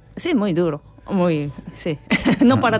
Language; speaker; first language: Spanish; non-native, learner; Japanese